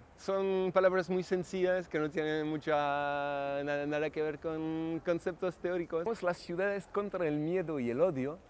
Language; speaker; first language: Spanish; non-native, fluent; French